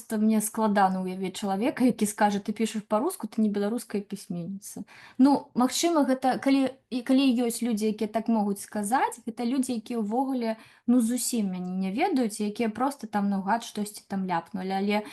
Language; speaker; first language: Belarusian; non-native, local second language; Russian